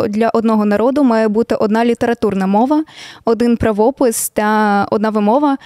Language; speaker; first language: Ukrainian; native; Ukrainian